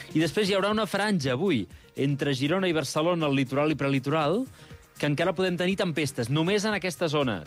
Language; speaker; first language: Catalan; native; Catalan